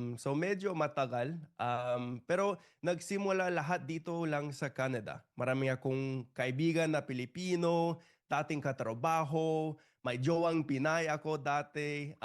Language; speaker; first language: Filipino; non-native, fluent; English